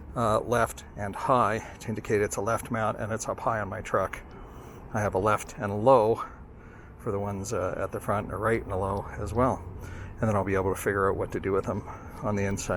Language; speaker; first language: English; native; English